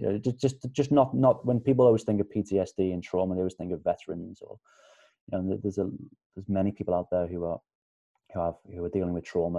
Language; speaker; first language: English; native; English